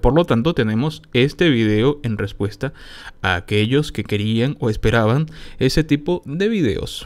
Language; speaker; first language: Spanish; native; Spanish